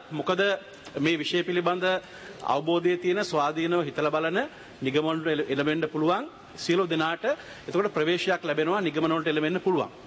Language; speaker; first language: Sinhala; native; Sinhala